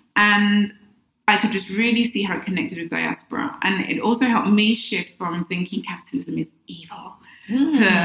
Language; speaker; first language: English; native; English